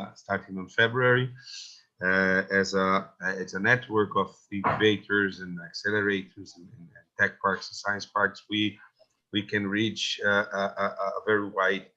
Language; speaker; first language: English; non-native, fluent; Portuguese